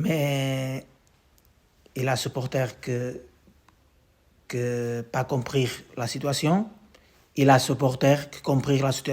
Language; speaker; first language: French; non-native, learner; Portuguese